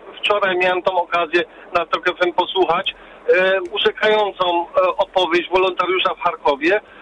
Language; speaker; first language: Polish; early bilingual, heritage; Polish